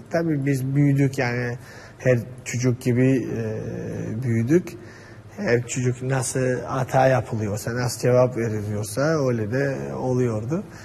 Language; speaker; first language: Turkish; non-native, fluent; Georgian